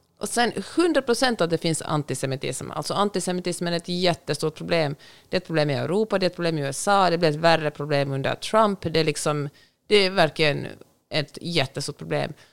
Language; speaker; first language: Swedish; native; Swedish